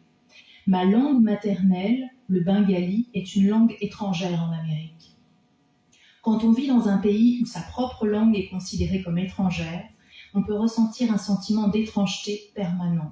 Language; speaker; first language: French; native; French